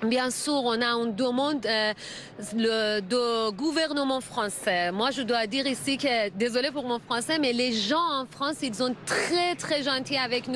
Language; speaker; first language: French; non-native, learner; Persian